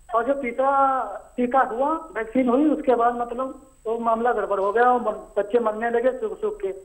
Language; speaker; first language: Hindi; native; Hindi